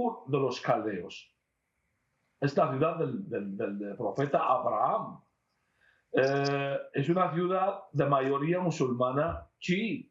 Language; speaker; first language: Spanish; non-native, fluent; Arabic